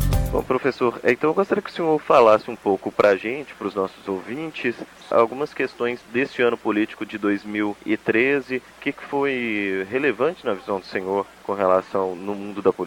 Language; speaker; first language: Portuguese; native; Portuguese